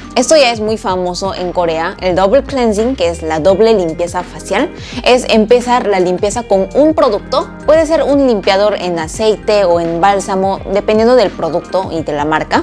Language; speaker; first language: Spanish; non-native, fluent; Korean